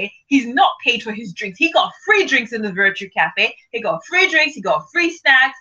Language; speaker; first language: English; non-native, local second language; Yoruba